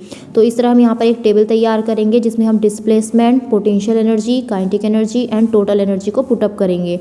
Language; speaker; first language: Hindi; native; Hindi